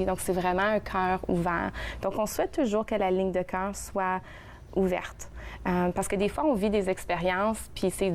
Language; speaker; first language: French; native; French